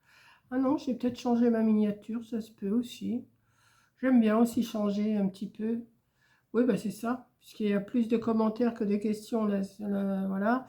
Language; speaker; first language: French; native; French